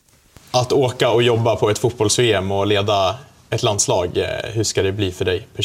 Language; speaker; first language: Swedish; native; Swedish